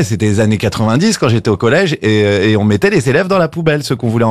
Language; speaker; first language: French; native; French